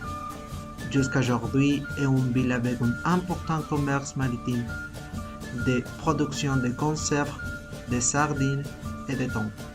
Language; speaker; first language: French; non-native, learner; Spanish